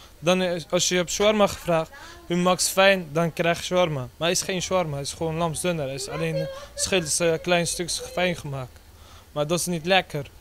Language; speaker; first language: Dutch; non-native, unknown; Turkish